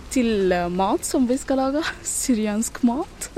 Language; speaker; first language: Swedish; non-native, learner; Arabic